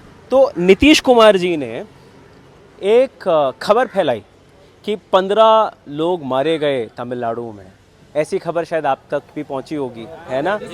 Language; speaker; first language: Hindi; native; Hindi